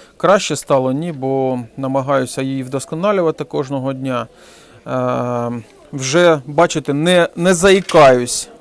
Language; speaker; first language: Ukrainian; non-native, local second language; Russian